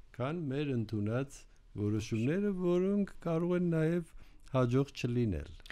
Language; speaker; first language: Armenian; native; Armenian